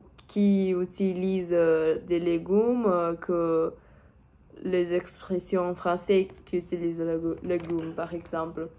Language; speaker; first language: French; non-native, learner; Portuguese